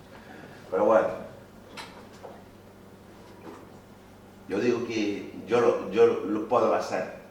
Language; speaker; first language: Spanish; non-native, fluent; Wolof